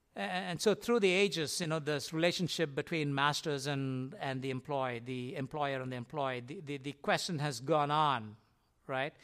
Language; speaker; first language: English; non-native, local second language; Tamil